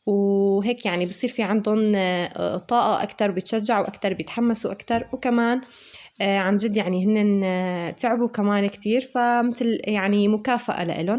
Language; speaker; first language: Arabic; native; Arabic